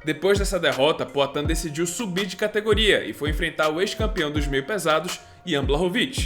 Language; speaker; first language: Portuguese; native; Portuguese